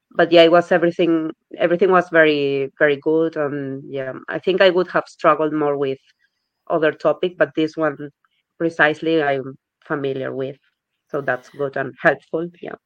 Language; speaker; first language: English; non-native, fluent; Spanish